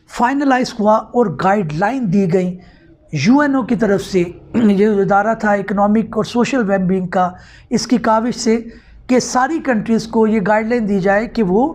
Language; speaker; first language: Urdu; non-native, local second language; Punjabi